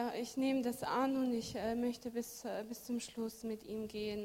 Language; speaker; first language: German; early bilingual, other home language; Russian